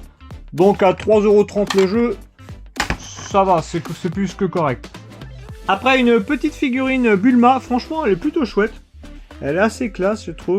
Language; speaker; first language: French; native; French